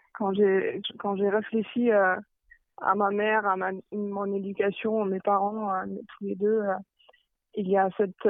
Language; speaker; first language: French; non-native, fluent; German